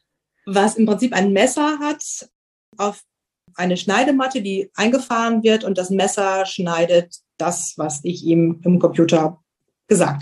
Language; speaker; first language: German; native; German